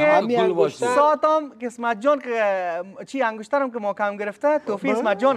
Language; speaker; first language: Persian; native; Persian